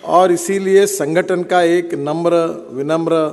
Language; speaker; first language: Hindi; non-native, local second language; Marathi